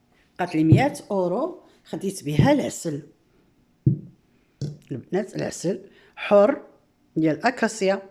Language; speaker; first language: Arabic; native; Arabic